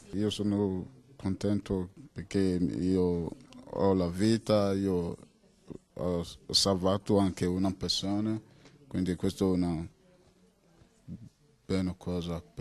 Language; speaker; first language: Italian; non-native, learner; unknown